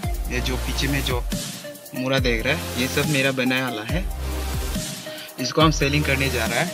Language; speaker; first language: Hindi; non-native, local second language; Adi